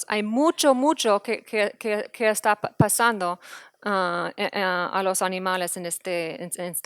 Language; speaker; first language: Spanish; non-native, fluent; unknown